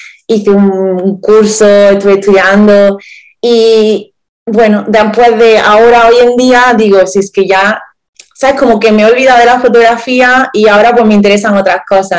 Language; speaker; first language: Spanish; native; Spanish